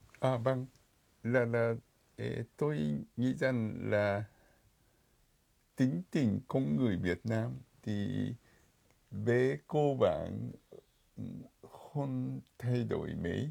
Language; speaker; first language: Vietnamese; non-native, fluent; Japanese